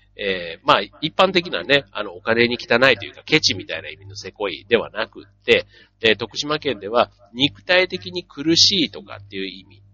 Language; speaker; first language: Japanese; native; Japanese